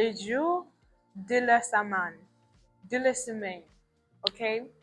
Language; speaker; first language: French; non-native, learner; English